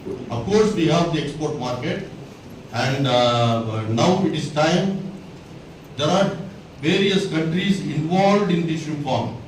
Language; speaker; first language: English; non-native, local second language; Tamil